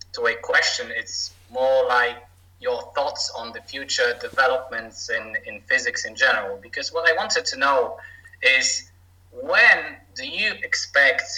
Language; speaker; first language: English; non-native, fluent; Polish